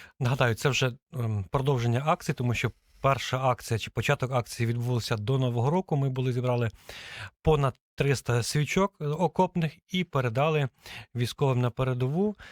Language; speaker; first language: Ukrainian; native; Ukrainian